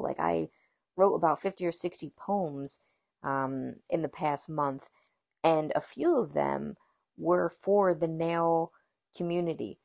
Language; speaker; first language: English; native; English